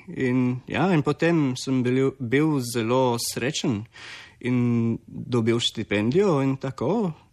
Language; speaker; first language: Slovenian; non-native, learner; English